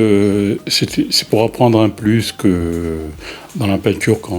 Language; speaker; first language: French; non-native, fluent; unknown